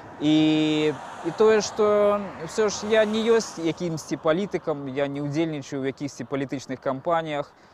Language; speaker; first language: Belarusian; native; Belarusian